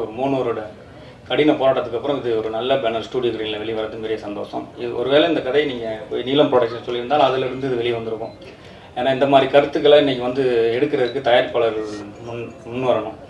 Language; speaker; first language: Tamil; native; Tamil